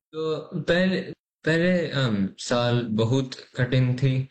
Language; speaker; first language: Hindi; early bilingual, heritage; English